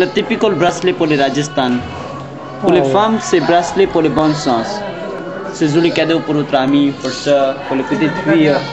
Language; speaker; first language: French; non-native, learner; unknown